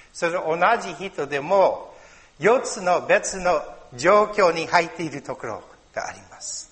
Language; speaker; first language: Japanese; non-native, learner; English